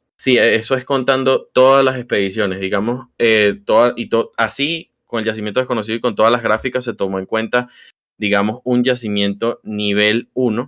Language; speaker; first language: Spanish; native; Spanish